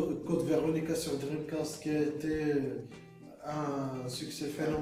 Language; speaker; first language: French; non-native, local second language; Arabic